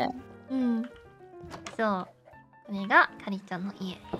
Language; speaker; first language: Japanese; non-native, learner; English